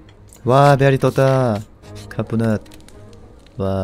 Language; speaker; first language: Korean; native; Korean